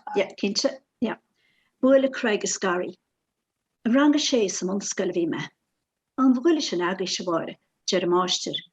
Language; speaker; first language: Irish; native; Irish